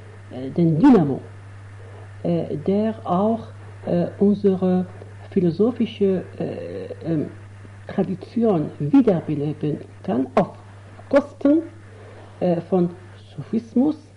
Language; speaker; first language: German; non-native, fluent; Arabic